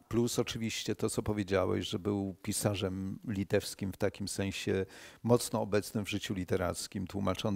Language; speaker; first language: Polish; native; Polish